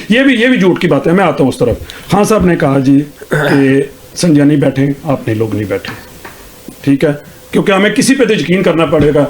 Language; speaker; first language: Urdu; non-native, local second language; Punjabi